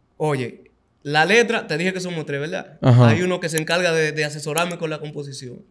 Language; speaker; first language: Spanish; native; Spanish